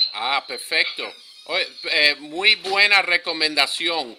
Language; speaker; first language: Spanish; early bilingual, heritage; Spanish